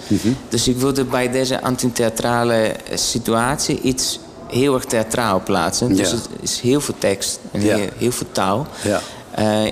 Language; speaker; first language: Dutch; non-native, fluent; Greek